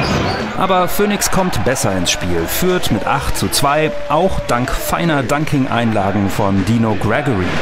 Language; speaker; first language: German; native; German